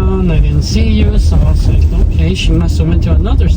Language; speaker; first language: English; early bilingual, other home language; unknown